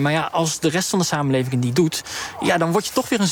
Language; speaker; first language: Dutch; native; Dutch